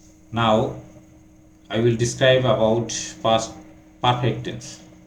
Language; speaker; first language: English; non-native, local second language; Bangla